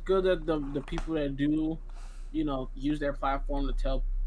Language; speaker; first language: English; native; English